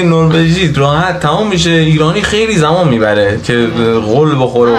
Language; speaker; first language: Persian; native; Persian